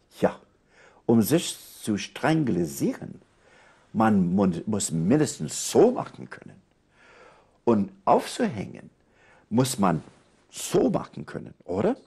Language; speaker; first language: German; non-native, fluent; English